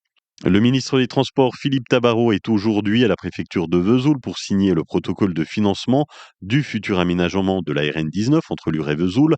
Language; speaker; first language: French; native; French